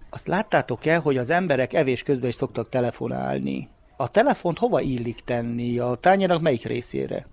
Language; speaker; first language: Hungarian; native; Hungarian